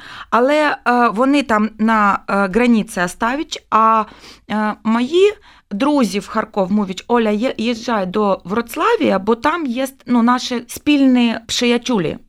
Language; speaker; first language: Ukrainian; non-native, local second language; Russian